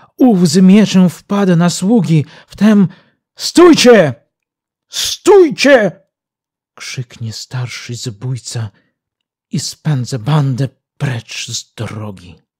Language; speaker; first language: Polish; early bilingual, heritage; Polish